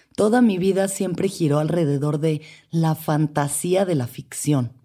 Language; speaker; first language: Spanish; native; Spanish